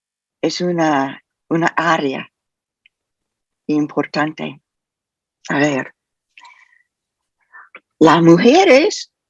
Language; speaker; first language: Spanish; non-native, fluent; English